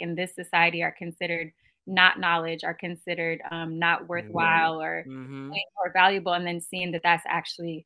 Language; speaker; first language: English; native; English